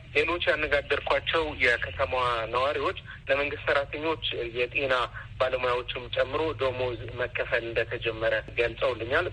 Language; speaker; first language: Amharic; non-native, local second language; Tigrinya